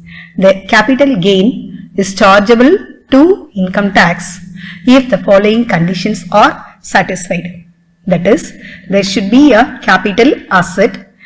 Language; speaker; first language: English; non-native, local second language; Tamil